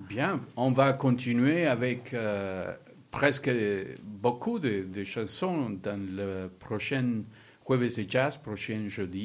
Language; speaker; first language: French; non-native, learner; Spanish